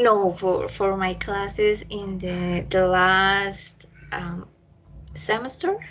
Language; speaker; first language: English; non-native, learner; Spanish